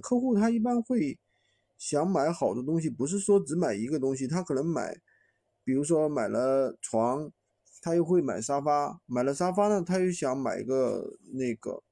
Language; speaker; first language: Chinese; native; Chinese